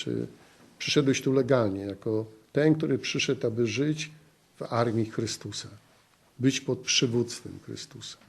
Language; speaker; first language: Polish; native; Polish